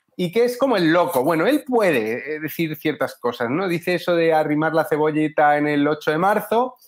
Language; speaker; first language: Spanish; native; Spanish